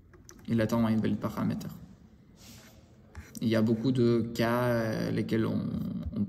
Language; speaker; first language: French; non-native, learner; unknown